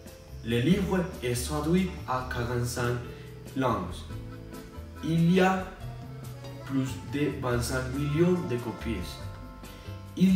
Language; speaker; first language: French; non-native, learner; Spanish